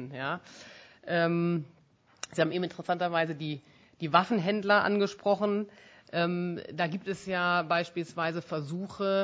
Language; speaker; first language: German; native; German